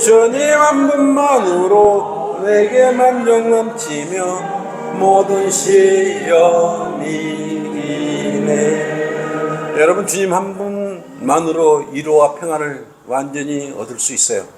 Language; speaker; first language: Korean; native; Korean